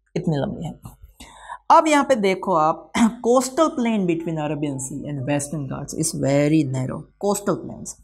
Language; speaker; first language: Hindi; non-native, local second language; Gujarati